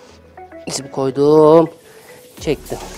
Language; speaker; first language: Turkish; native; Turkish